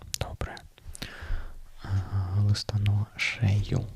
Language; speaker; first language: Ukrainian; non-native, learner; Russian